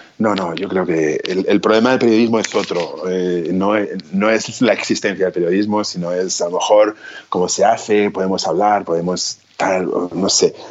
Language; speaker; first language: Spanish; native; Spanish